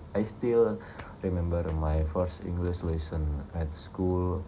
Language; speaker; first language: English; non-native, learner; Indonesian